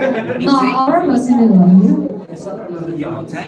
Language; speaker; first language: English; non-native, learner; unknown